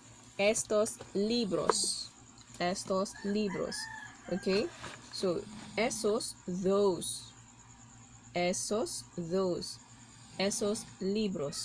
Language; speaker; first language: Spanish; non-native, learner; Cebuano